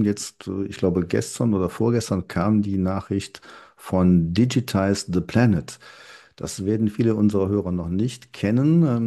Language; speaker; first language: German; native; German